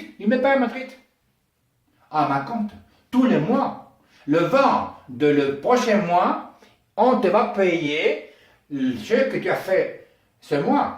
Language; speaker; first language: French; non-native, learner; Spanish